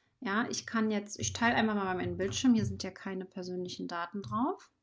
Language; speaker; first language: German; native; German